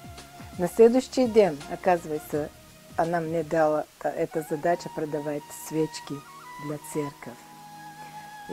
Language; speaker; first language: Russian; non-native, learner; Bulgarian